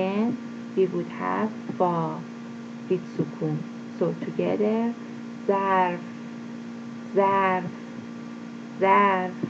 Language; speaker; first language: English; non-native, fluent; Persian